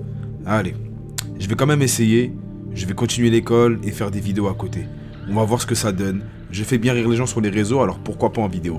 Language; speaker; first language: French; native; French